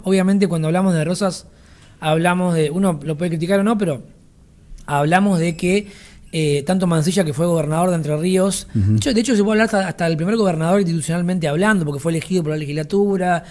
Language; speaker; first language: Spanish; native; Spanish